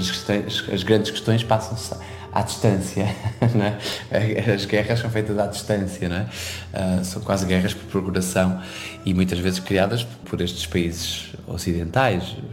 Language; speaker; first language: Portuguese; native; Portuguese